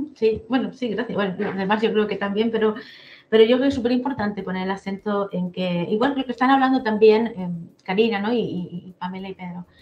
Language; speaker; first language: Spanish; native; Spanish